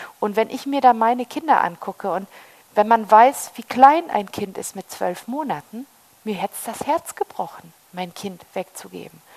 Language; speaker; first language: German; early bilingual, heritage; German